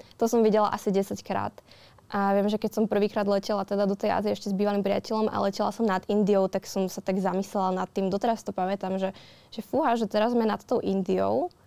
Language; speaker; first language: Slovak; native; Slovak